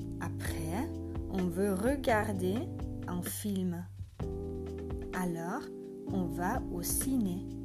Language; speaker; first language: French; non-native, fluent; German